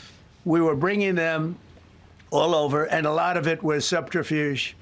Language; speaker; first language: English; native; English